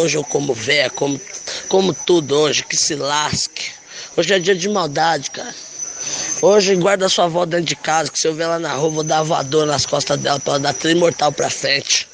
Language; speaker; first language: Portuguese; native; Portuguese